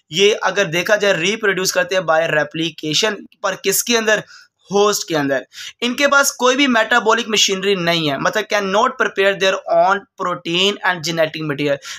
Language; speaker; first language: Urdu; non-native, local second language; Punjabi